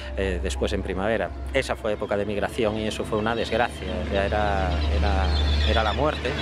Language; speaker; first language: Spanish; native; Spanish